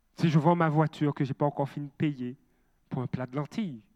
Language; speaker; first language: French; native; French